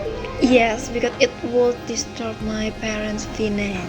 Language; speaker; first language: English; non-native, learner; Indonesian